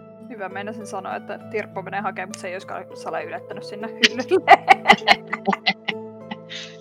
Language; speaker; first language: Finnish; native; Finnish